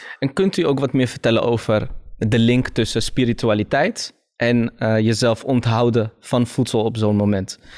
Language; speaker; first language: Dutch; early bilingual, other home language; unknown